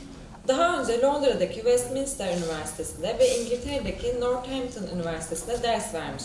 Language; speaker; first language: Turkish; native; Turkish